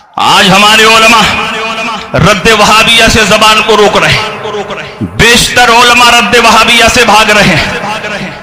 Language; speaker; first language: Urdu; native; Urdu